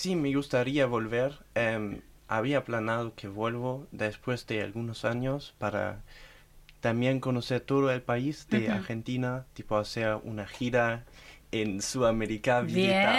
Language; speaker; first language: Spanish; non-native, learner; German